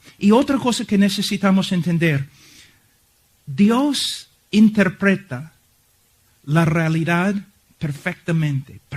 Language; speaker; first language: Spanish; non-native, fluent; English